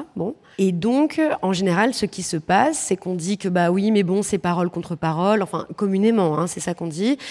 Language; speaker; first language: French; native; French